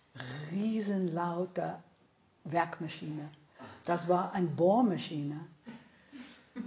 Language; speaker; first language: German; non-native, fluent; English